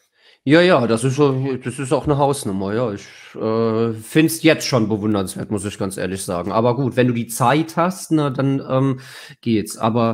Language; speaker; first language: German; native; German